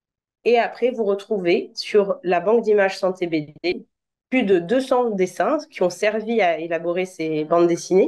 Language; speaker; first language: French; native; French